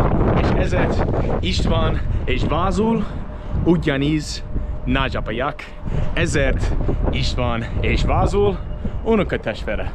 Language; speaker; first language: Hungarian; non-native, learner; English